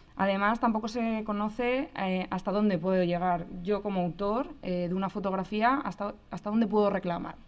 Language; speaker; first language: Spanish; native; Spanish